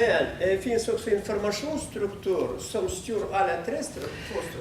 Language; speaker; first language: Swedish; non-native, fluent; Russian